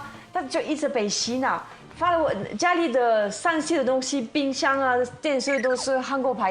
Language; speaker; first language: Chinese; non-native, fluent; French